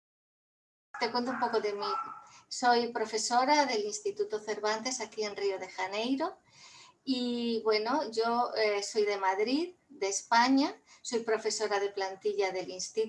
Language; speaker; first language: Spanish; native; Spanish